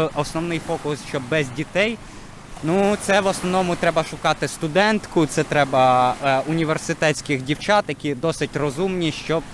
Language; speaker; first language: Ukrainian; native; Ukrainian